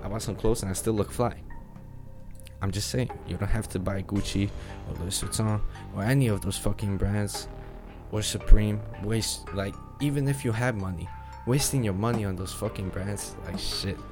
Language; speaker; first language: English; non-native, fluent; Dutch